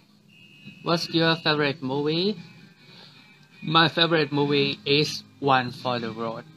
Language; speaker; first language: English; non-native, learner; Thai